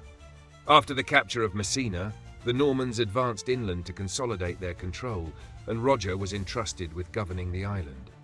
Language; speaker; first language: English; non-native, fluent; Italian